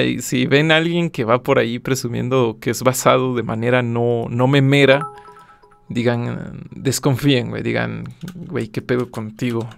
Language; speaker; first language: Spanish; native; Spanish